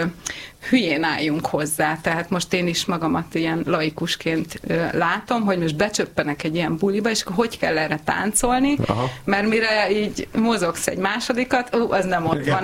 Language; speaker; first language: Hungarian; native; Hungarian